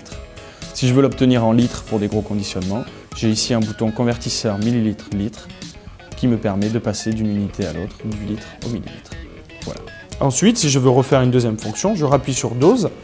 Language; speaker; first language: French; native; French